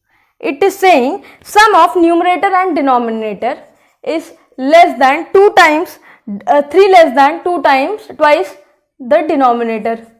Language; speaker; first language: English; non-native, local second language; Hindi